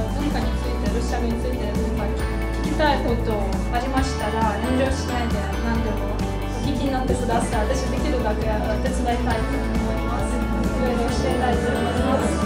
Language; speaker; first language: Japanese; non-native, fluent; Russian